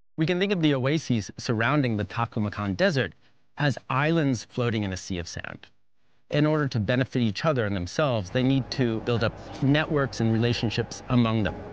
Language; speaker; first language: English; native; English